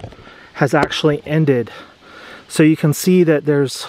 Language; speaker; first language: English; native; English